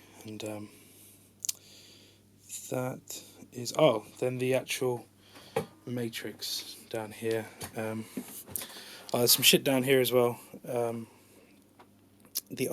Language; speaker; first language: English; native; English